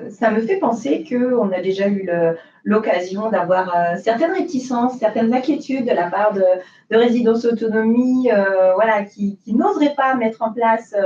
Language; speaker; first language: French; native; French